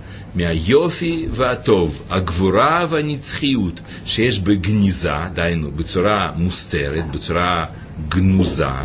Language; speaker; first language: Hebrew; native; Hebrew